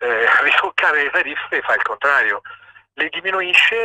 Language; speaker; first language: Italian; native; Italian